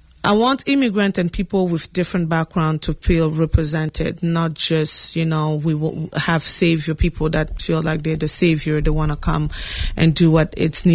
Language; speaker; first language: English; non-native, fluent; French